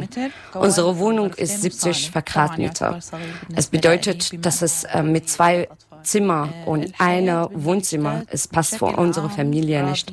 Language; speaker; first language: German; non-native, learner; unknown